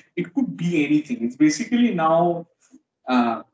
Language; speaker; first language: English; non-native, local second language; Bangla